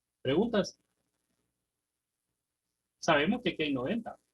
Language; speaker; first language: Spanish; native; Spanish